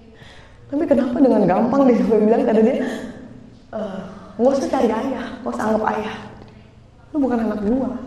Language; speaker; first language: Indonesian; native; Indonesian